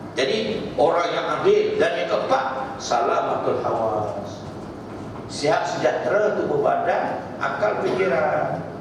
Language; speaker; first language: Malay; native; Malay